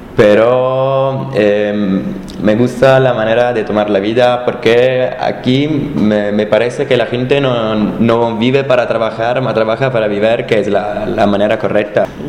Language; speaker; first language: Spanish; non-native, learner; Italian